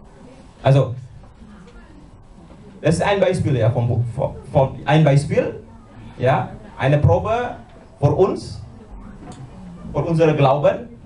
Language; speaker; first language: German; non-native, learner; Indonesian